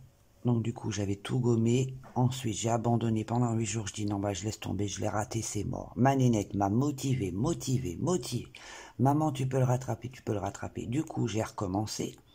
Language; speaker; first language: French; native; French